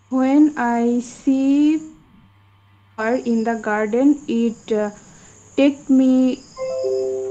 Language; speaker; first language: English; non-native, learner; Bangla